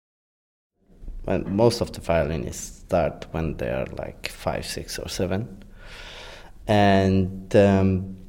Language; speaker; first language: English; non-native, fluent; Polish